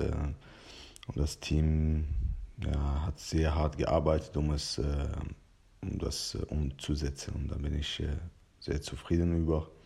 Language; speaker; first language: German; non-native, fluent; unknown